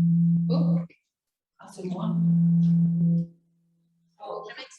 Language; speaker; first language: French; non-native, fluent; German